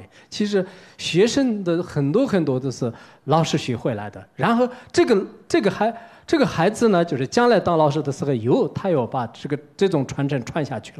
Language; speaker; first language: Chinese; non-native, local second language; Tibetan